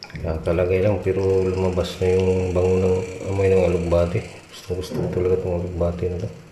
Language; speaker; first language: Filipino; non-native, local second language; Cebuano